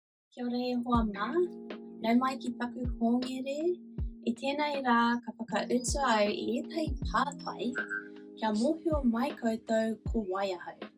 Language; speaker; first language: Māori; non-native, local second language; English